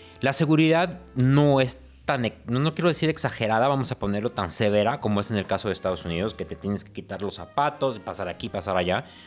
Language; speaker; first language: Spanish; native; Spanish